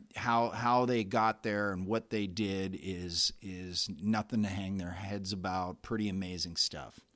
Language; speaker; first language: English; native; English